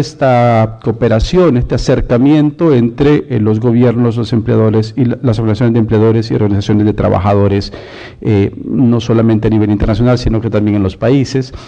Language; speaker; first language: Spanish; native; Spanish